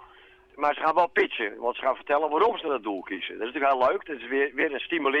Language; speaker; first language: Dutch; native; Dutch